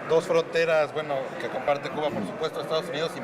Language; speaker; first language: Spanish; native; Spanish